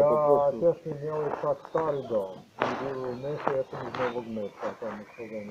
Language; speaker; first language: Polish; non-native, learner; Croatian